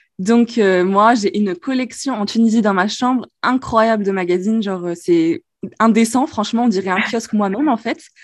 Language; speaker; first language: French; non-native, local second language; Arabic